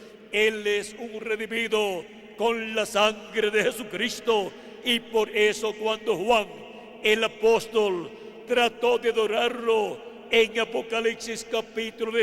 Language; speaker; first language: Spanish; native; Spanish